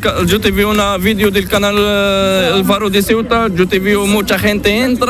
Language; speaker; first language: Spanish; non-native, learner; Arabic